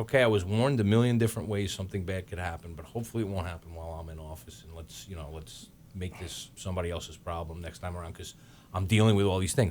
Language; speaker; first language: English; native; English